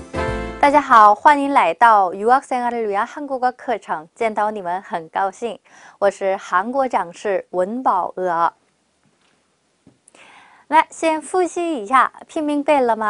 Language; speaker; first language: Chinese; non-native, fluent; Korean